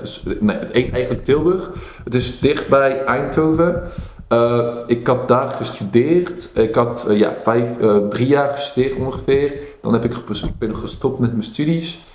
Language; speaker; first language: Dutch; early bilingual, heritage; Dutch